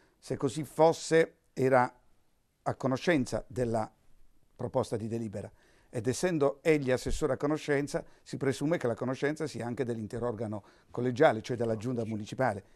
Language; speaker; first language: Italian; native; Italian